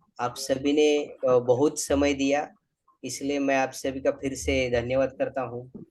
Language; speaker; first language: Hindi; non-native, local second language; Marathi